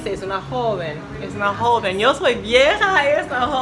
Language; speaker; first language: Spanish; non-native, learner; English